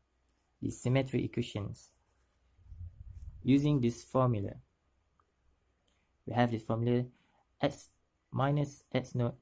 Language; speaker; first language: English; non-native, local second language; Malay